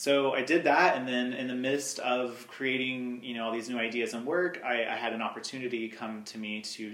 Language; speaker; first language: English; native; English